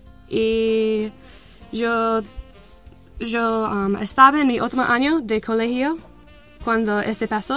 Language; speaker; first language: Spanish; non-native, learner; English